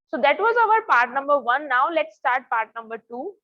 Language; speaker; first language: English; non-native, local second language; Hindi